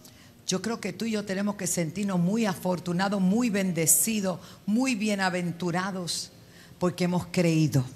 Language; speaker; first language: Spanish; native; Spanish